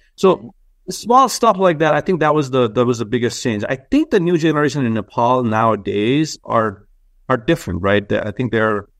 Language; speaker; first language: English; non-native, local second language; Nepali